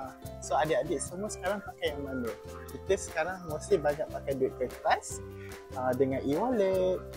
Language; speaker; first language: Malay; native; Malay